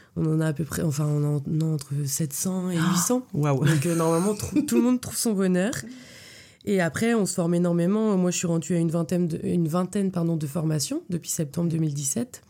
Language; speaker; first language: French; native; French